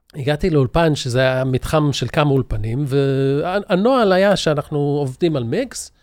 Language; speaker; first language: Hebrew; early bilingual, other home language; English